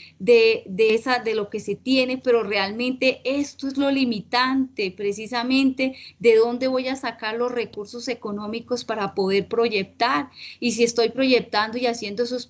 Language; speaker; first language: Spanish; native; Spanish